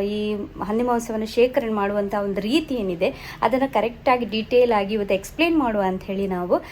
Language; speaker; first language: Kannada; non-native, local second language; Tulu